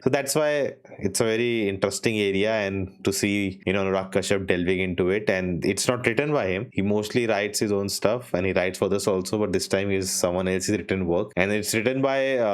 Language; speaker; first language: English; non-native, local second language; Hindi